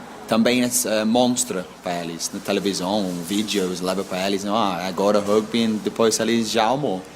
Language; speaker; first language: Portuguese; non-native, learner; English